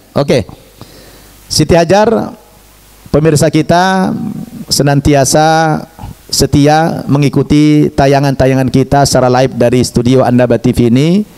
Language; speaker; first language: Indonesian; native; Indonesian